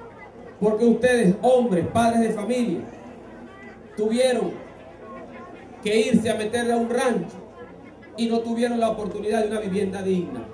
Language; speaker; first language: Spanish; native; Spanish